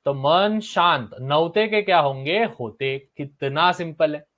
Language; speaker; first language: Hindi; non-native, local second language; Marathi